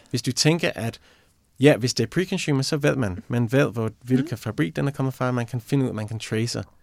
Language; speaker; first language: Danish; non-native, fluent; English